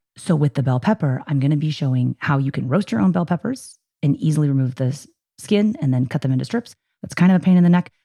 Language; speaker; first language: English; native; English